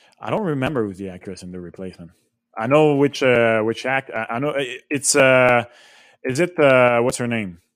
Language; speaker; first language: English; non-native, local second language; French